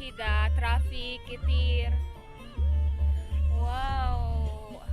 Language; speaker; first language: Arabic; non-native, learner; Filipino